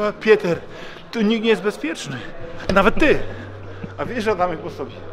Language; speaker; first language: Polish; native; Polish